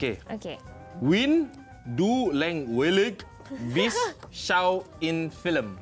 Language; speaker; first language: German; non-native, learner; Malay